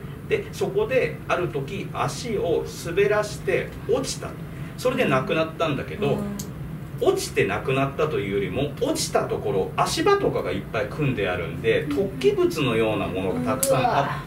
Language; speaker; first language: Japanese; native; Japanese